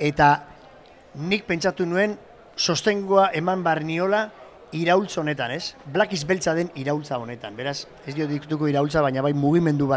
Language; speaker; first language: Basque; native; Basque